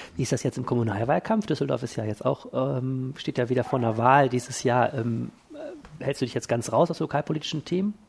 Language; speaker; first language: German; native; German